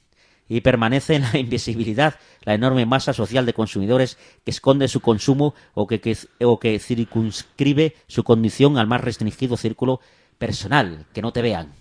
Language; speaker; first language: Spanish; native; Spanish